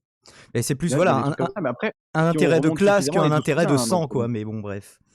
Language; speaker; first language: French; native; French